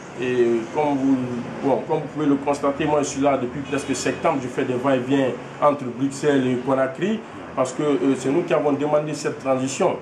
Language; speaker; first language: French; non-native, local second language; Fula